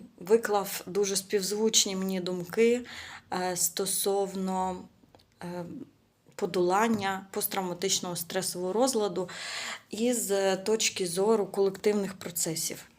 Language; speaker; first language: Ukrainian; native; Ukrainian